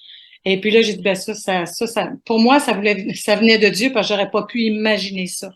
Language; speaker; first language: French; native; French